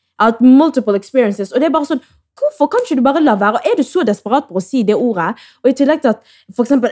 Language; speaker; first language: Norwegian; early bilingual, other home language; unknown